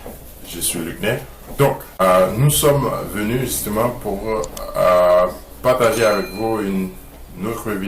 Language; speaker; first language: French; non-native, local second language; Haitian Creole